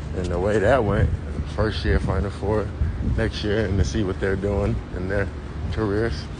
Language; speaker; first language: English; native; English